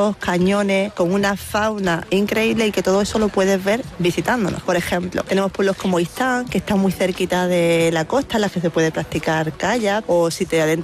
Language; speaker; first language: Spanish; native; Spanish